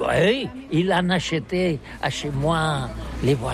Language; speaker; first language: French; non-native, learner; Catalan